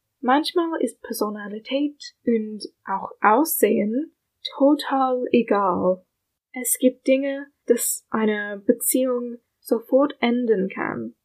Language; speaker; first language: German; non-native, learner; English